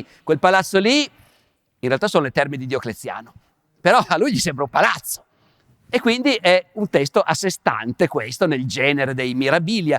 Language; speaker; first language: Italian; native; Italian